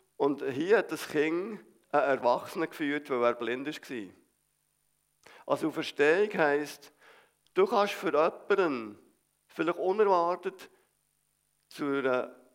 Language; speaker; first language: German; native; German